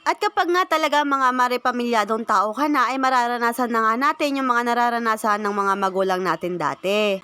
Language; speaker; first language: Filipino; native; Filipino